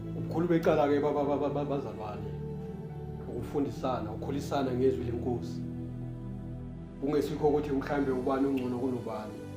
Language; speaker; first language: Zulu; non-native, local second language; Xhosa